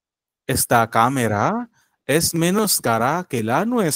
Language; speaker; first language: Spanish; non-native, fluent; Marathi